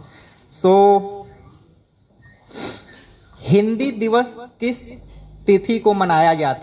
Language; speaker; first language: Hindi; native; Hindi